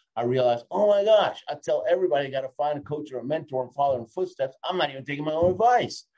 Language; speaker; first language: English; early bilingual, other home language; Spanish